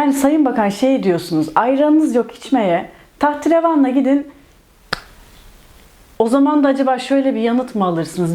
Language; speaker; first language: Turkish; native; Turkish